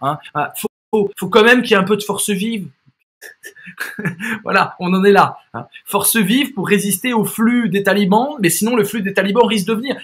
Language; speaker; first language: French; native; French